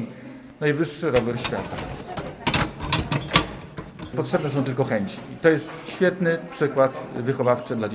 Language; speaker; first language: Polish; native; Polish